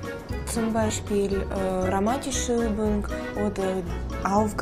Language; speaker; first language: German; non-native, fluent; Russian